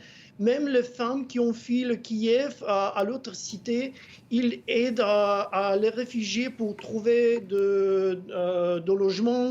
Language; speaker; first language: French; non-native, fluent; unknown